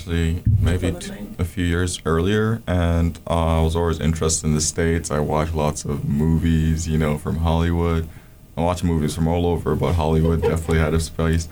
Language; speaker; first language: English; non-native, local second language; Ganda